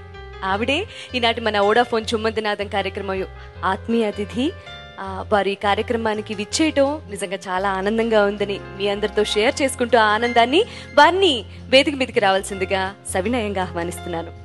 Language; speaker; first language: Telugu; native; Telugu